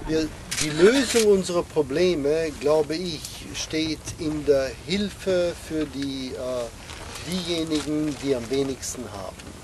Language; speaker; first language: German; non-native, fluent; English